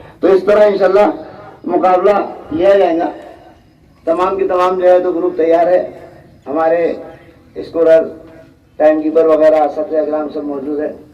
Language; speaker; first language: Urdu; native; Urdu